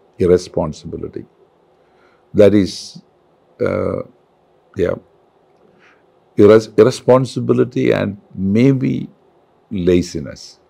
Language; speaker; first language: English; non-native, local second language; Malayalam